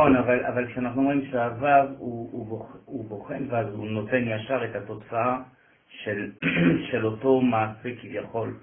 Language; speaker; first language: Hebrew; non-native, fluent; French